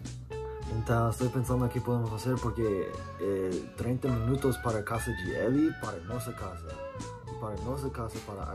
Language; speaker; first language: Portuguese; non-native, learner; English